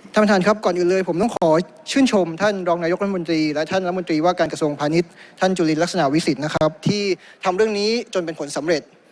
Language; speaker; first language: Thai; native; Thai